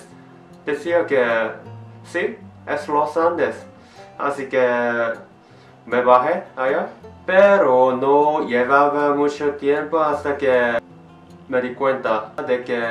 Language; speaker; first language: Spanish; non-native, learner; Korean